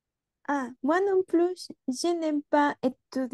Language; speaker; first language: French; non-native, learner; Spanish